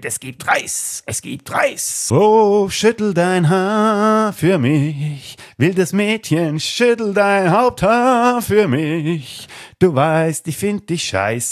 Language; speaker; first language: German; native; German